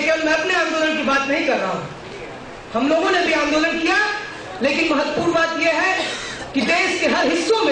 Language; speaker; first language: Hindi; native; Hindi